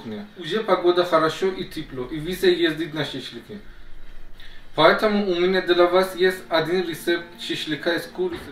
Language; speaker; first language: Russian; non-native, learner; Persian